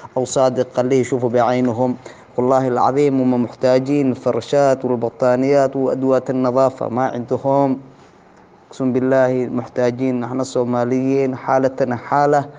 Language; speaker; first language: Arabic; non-native, local second language; Somali